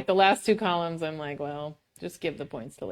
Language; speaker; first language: English; native; English